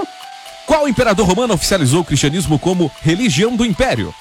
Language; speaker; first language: Portuguese; native; Portuguese